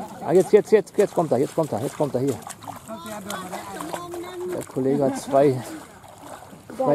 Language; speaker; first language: German; native; German